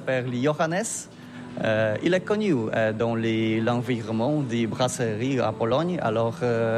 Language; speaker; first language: French; non-native, learner; Polish